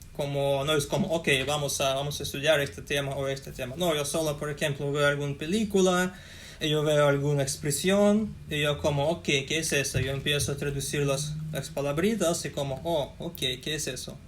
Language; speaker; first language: Spanish; non-native, fluent; Russian